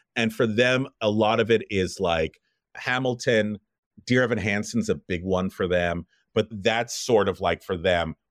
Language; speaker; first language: English; native; English